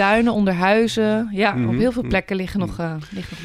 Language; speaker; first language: Dutch; native; Dutch